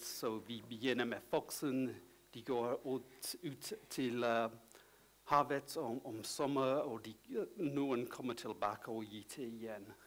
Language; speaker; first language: Swedish; non-native, learner; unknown